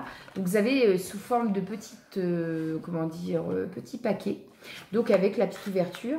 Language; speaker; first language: French; native; French